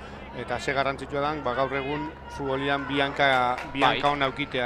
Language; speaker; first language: Basque; native; Basque